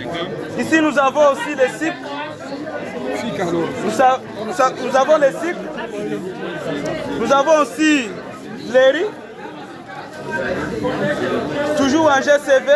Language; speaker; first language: French; non-native, local second language; Swahili